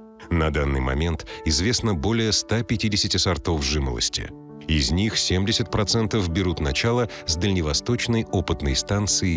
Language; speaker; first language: Russian; native; Russian